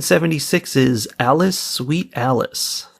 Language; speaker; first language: English; native; English